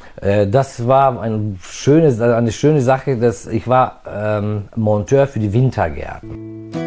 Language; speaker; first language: German; non-native, fluent; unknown